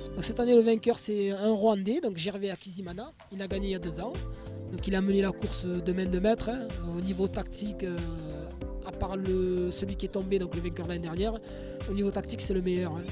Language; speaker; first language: French; native; French